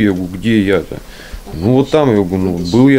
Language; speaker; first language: Russian; native; Russian